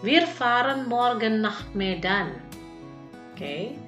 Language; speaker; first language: German; non-native, fluent; Indonesian